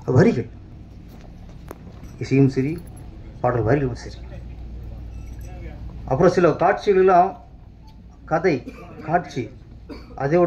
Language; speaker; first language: Tamil; native; Tamil